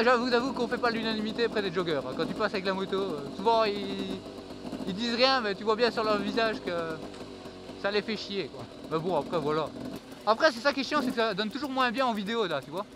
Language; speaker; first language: French; native; French